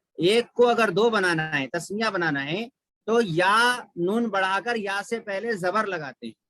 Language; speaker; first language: Urdu; native; Urdu